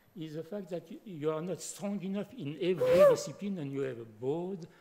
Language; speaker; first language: English; non-native, fluent; French